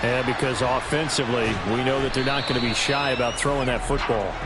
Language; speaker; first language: English; native; English